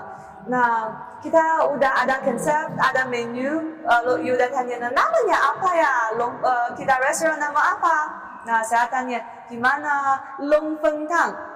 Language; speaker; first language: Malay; non-native, learner; Chinese